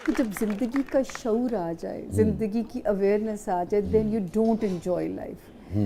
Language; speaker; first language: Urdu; non-native, local second language; Punjabi